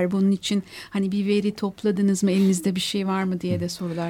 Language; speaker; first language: Turkish; native; Turkish